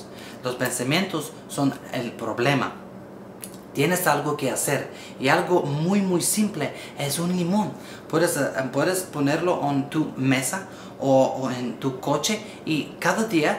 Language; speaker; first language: Spanish; non-native, learner; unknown